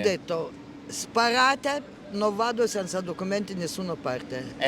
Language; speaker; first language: Italian; non-native, learner; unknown